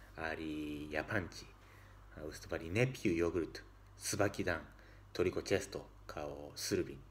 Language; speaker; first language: Serbian; non-native, learner; Japanese